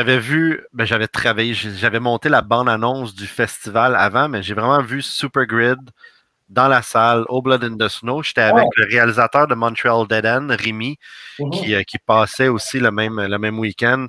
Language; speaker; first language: French; native; French